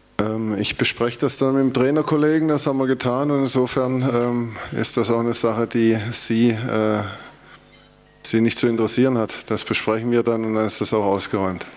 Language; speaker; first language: German; native; German